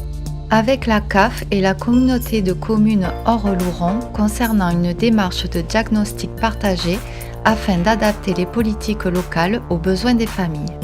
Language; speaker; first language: French; native; French